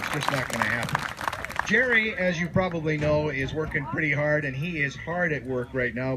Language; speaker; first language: English; native; English